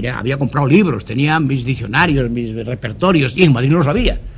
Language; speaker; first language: Spanish; non-native, local second language; Galician